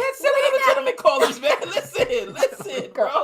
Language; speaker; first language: English; native; English